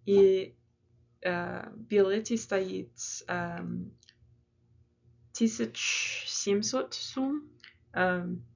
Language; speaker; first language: Russian; non-native, learner; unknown